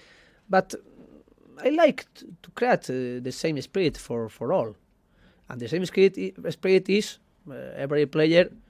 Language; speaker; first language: English; non-native, learner; Spanish